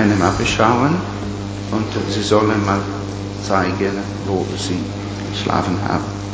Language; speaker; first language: German; non-native, learner; Italian